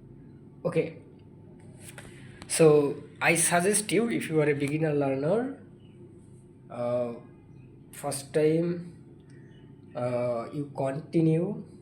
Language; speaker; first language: English; non-native, learner; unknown